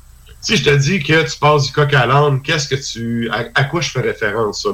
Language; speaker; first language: French; native; French